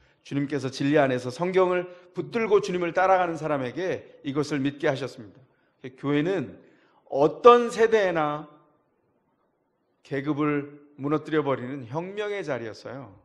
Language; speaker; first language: Korean; native; Korean